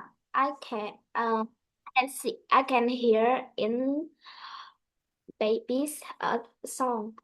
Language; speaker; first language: English; non-native, learner; Vietnamese